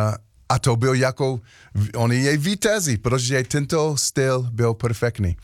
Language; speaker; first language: Czech; non-native, learner; English